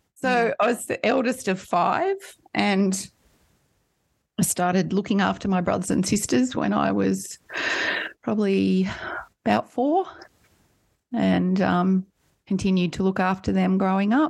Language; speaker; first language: English; native; English